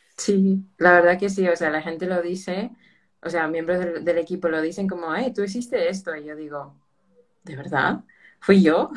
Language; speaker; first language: Spanish; early bilingual, heritage; Spanish